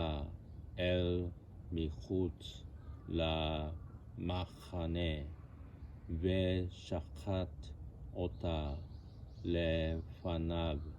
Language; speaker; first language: Hebrew; non-native, learner; Japanese